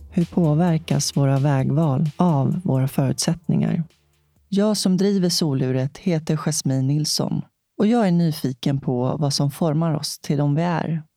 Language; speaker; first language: Swedish; native; Swedish